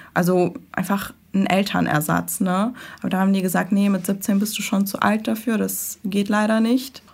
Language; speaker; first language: German; early bilingual, other home language; Persian